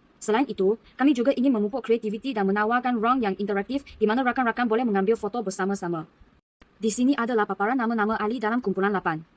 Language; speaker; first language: Malay; non-native, local second language; Chinese